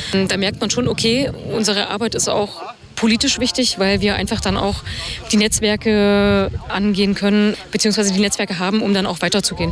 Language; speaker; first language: German; native; German